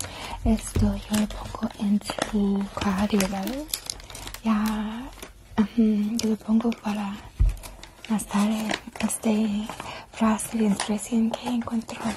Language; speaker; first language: Spanish; non-native, learner; English